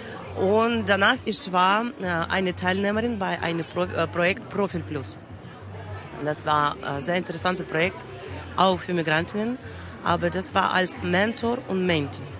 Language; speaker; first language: German; non-native, learner; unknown